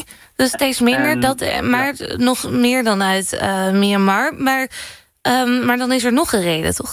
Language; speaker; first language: Dutch; native; Dutch